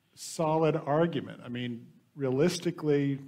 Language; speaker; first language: English; native; English